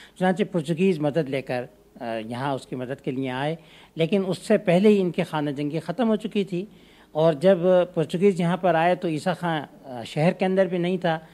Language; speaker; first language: Urdu; native; Urdu